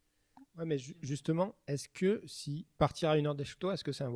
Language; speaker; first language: French; native; French